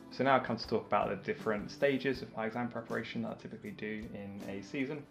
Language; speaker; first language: English; native; English